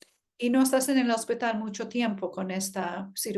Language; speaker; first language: Spanish; early bilingual, heritage; Spanish